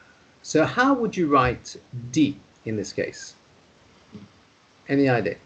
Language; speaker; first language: English; non-native, fluent; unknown